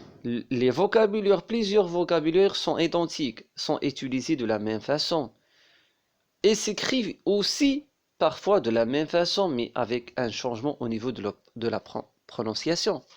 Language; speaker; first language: French; non-native, local second language; Arabic